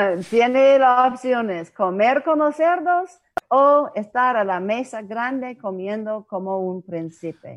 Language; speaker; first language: Spanish; non-native, learner; English